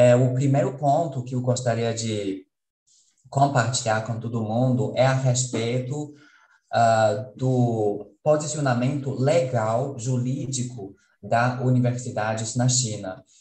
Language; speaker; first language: Portuguese; non-native, fluent; Chinese